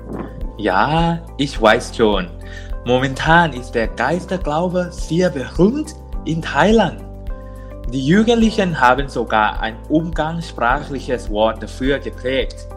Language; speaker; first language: German; non-native, learner; Thai